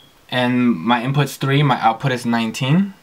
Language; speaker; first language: English; native; English